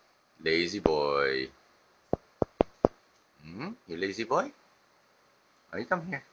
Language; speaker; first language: English; non-native, local second language; Filipino